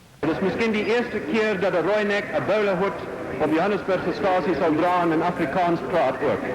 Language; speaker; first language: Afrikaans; non-native, local second language; English